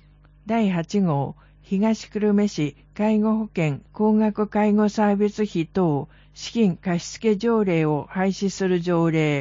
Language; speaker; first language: Japanese; native; Japanese